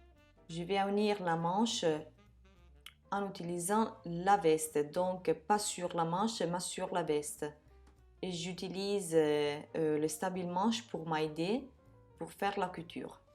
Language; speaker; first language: French; non-native, fluent; Italian